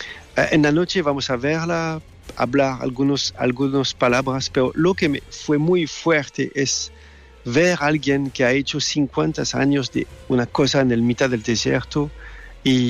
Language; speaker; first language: Spanish; non-native, fluent; French